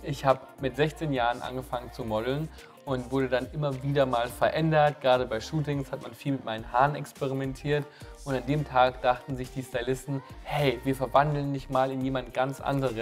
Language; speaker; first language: German; native; German